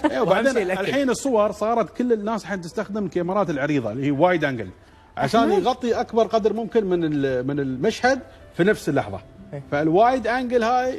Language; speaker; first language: Arabic; native; Arabic